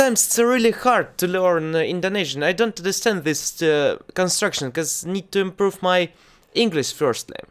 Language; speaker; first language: English; non-native, learner; Russian